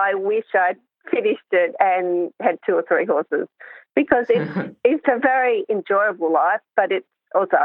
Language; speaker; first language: English; native; English